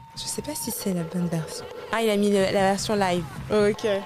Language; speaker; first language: French; native; French